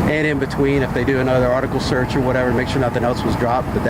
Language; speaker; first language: English; native; English